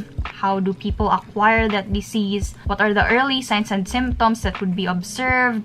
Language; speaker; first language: English; non-native, local second language; Filipino